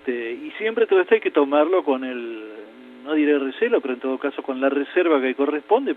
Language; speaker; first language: Spanish; native; Spanish